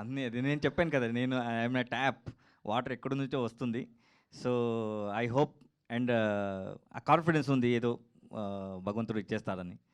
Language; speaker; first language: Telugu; non-native, learner; Kannada